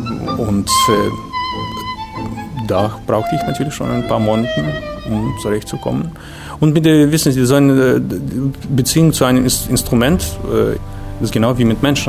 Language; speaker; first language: German; non-native, fluent; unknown